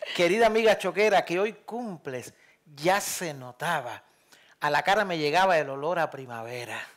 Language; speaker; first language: Spanish; native; Spanish